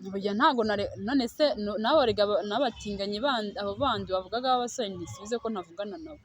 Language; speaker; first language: Kinyarwanda; native; Kinyarwanda